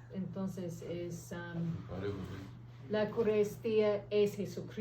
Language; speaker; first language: Spanish; early bilingual, heritage; English